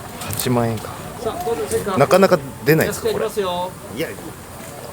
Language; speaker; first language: Japanese; native; Japanese